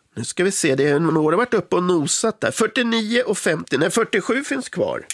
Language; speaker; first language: Swedish; native; Swedish